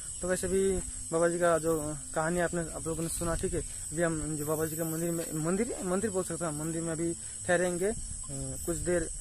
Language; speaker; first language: Hindi; non-native, local second language; Bangla